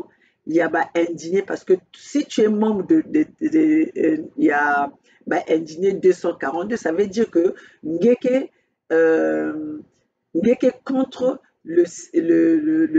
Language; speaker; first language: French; non-native, local second language; Kongo